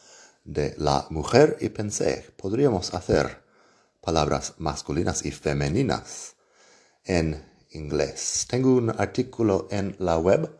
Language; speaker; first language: Spanish; non-native, fluent; English